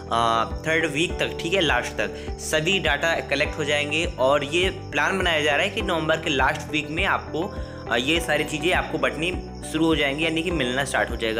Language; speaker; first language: Hindi; native; Hindi